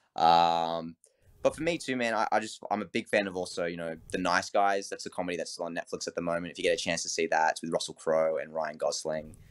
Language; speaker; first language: English; native; English